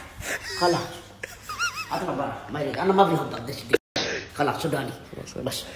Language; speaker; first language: Arabic; non-native, learner; Urdu